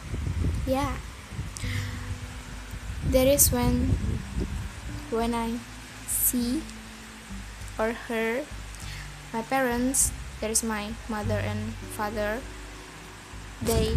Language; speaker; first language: English; non-native, learner; Indonesian